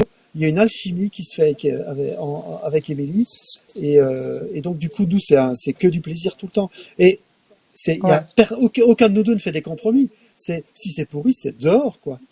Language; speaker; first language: French; native; French